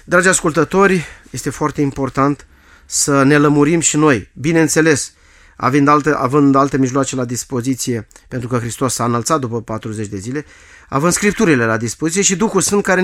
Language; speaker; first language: Romanian; native; Romanian